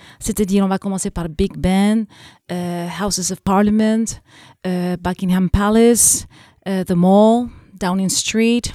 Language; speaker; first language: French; non-native, fluent; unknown